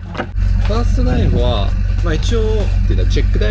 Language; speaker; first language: Japanese; native; Japanese